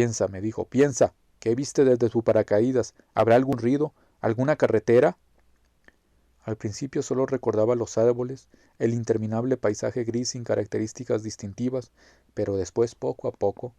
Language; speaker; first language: Spanish; native; Spanish